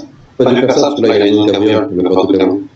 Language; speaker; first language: French; native; French